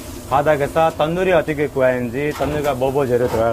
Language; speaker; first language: Korean; non-native, fluent; Nepali